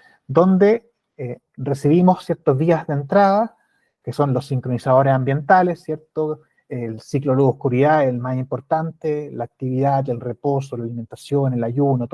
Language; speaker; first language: Spanish; native; Spanish